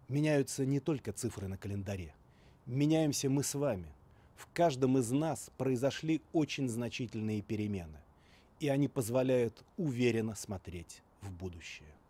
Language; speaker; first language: Russian; native; Russian